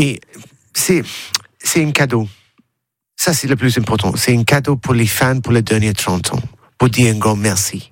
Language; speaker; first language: French; non-native, learner; English